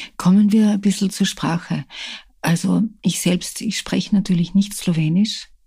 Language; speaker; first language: German; native; German